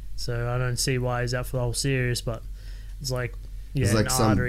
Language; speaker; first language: English; native; English